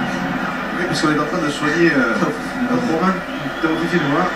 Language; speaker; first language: French; native; French